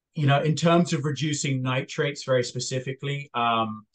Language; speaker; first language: English; native; English